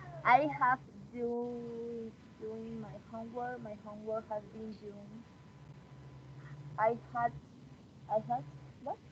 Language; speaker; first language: English; non-native, learner; Spanish